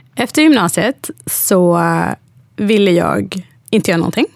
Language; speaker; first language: Swedish; early bilingual, other home language; Arabic